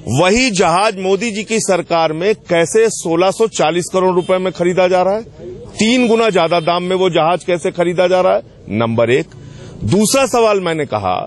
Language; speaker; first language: Hindi; native; Hindi